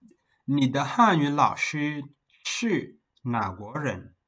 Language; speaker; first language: Chinese; non-native, fluent; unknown